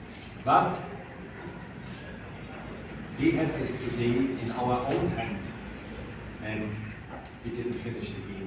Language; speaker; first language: English; non-native, fluent; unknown